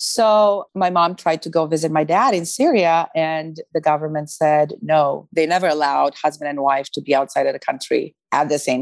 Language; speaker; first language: English; non-native, fluent; Romanian